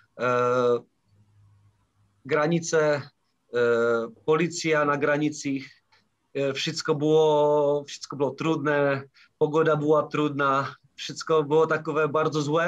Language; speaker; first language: Polish; non-native, learner; Czech